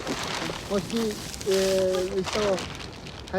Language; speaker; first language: Danish; non-native, local second language; Kalaallisut